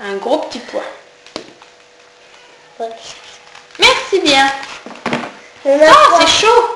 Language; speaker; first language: French; native; French